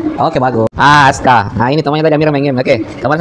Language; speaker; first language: Indonesian; native; Indonesian